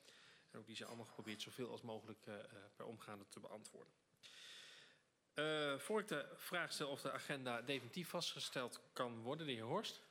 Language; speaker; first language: Dutch; native; Dutch